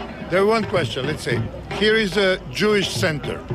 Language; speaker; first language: English; non-native, fluent; Croatian